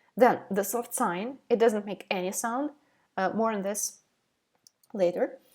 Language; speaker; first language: English; non-native, fluent; Ukrainian